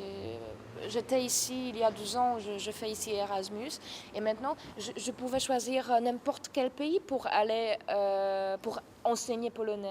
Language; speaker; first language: French; non-native, fluent; Polish